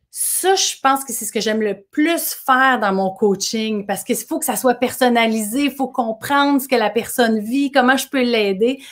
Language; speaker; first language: French; native; French